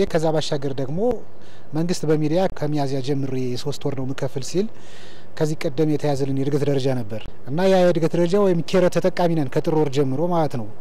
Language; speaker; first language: Amharic; native; Amharic